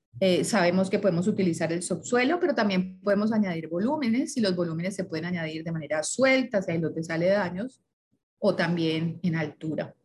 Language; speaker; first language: Spanish; native; Spanish